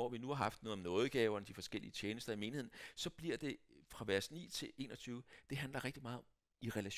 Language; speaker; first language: Danish; native; Danish